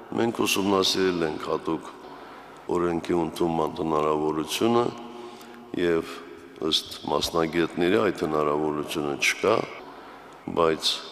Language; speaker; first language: Armenian; native; Armenian